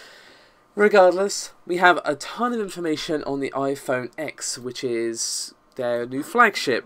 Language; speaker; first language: English; native; English